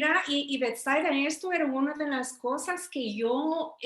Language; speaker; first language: Spanish; early bilingual, heritage; Spanish